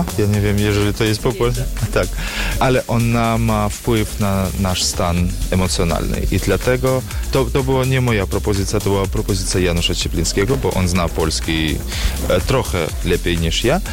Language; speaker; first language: Polish; non-native, learner; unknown